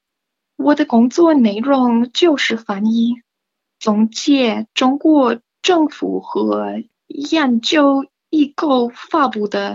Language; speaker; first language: Chinese; non-native, learner; English